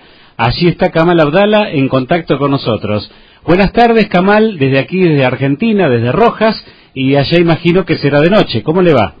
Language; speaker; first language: Spanish; native; Spanish